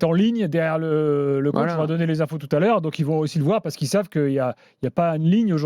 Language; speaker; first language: French; native; French